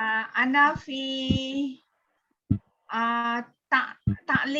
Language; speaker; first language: Arabic; non-native, learner; Malay